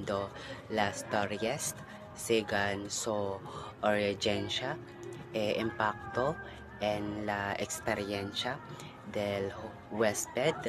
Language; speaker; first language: Spanish; non-native, learner; Cebuano